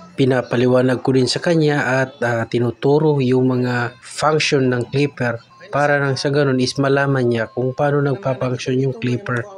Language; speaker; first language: Filipino; non-native, local second language; Cebuano